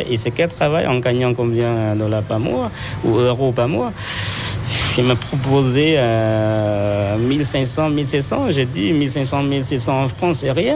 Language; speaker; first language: French; non-native, fluent; Khmer